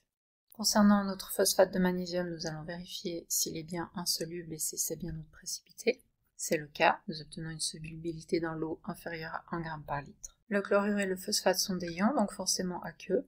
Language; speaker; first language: French; native; French